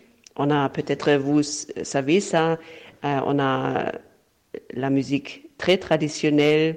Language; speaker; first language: French; non-native, fluent; German